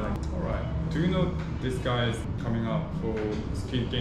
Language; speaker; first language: English; non-native, learner; Korean